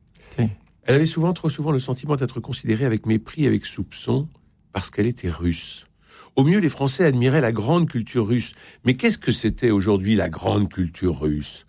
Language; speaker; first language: French; native; French